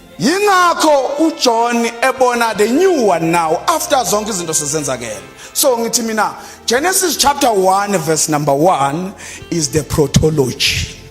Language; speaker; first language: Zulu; native; Zulu